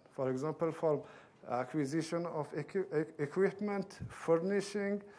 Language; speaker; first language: English; non-native, fluent; Arabic